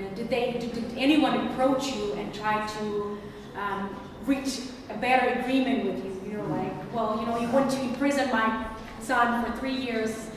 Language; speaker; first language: English; non-native, fluent; Ukrainian